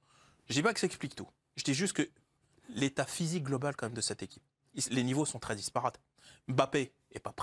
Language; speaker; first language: French; native; French